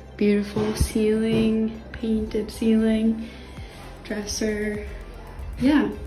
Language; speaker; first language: English; native; English